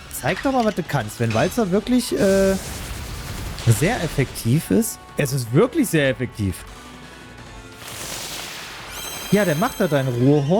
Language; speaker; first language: German; native; German